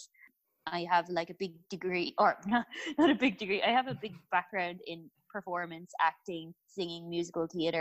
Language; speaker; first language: English; native; English